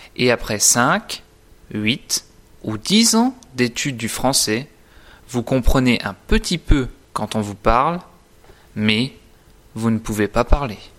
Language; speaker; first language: French; native; French